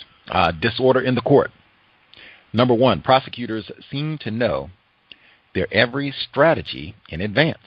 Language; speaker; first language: English; native; English